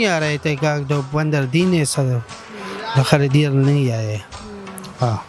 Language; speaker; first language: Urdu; non-native, local second language; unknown